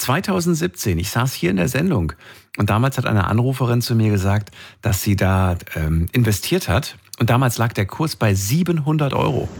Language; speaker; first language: German; native; German